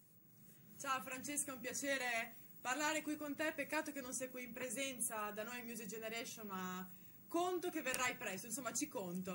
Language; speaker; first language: Italian; native; Italian